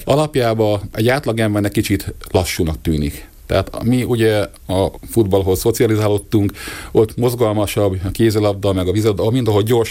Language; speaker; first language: Hungarian; native; Hungarian